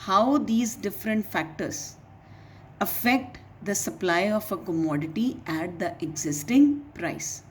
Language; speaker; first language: English; non-native, local second language; Punjabi